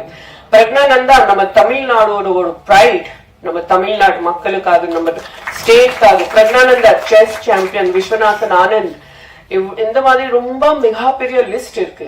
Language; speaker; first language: Tamil; non-native, learner; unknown